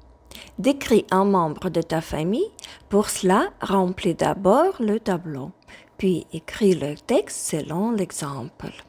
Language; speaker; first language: French; non-native, fluent; Ukrainian